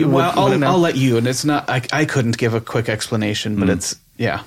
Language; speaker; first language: English; native; English